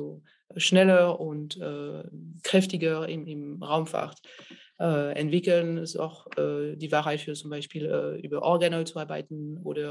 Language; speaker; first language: German; non-native, fluent; French